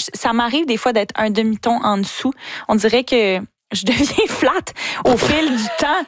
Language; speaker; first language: French; native; French